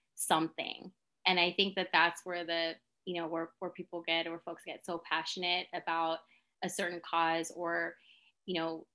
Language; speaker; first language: English; native; English